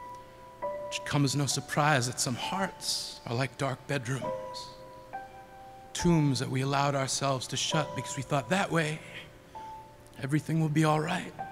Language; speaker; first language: English; native; English